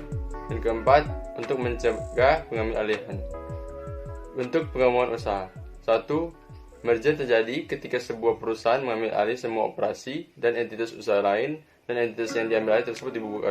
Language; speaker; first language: Indonesian; native; Indonesian